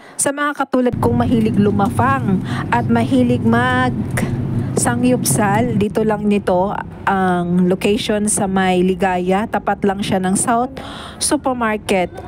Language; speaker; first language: Filipino; native; Filipino